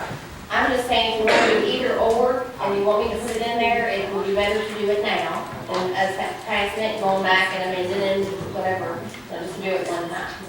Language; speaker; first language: English; native; English